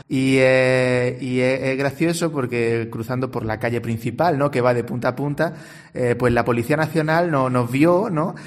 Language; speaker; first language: Spanish; native; Spanish